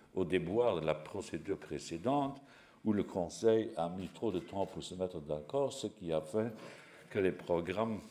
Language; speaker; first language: French; non-native, local second language; Luxembourgish